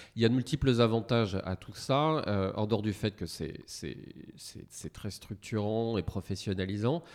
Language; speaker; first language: French; native; French